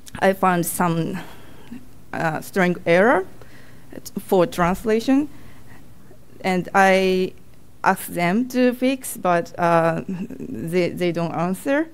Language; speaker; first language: English; non-native, learner; Japanese